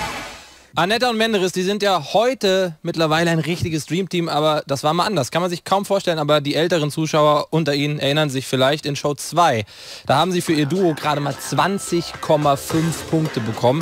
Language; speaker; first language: German; native; German